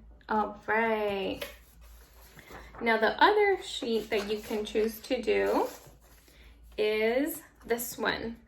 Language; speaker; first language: English; native; English